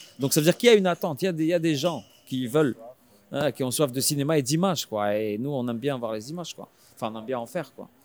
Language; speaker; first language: French; non-native, local second language; Arabic